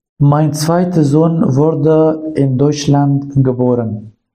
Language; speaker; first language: German; non-native, learner; Kurdish